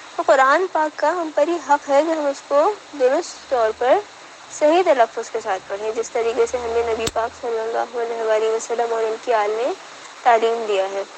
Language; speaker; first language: Urdu; native; Urdu